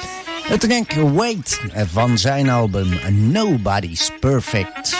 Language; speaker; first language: Dutch; native; Dutch